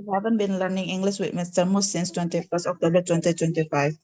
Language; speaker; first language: English; non-native, learner; Indonesian